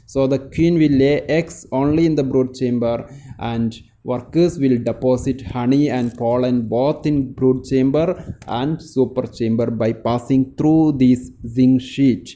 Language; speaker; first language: English; non-native, local second language; Malayalam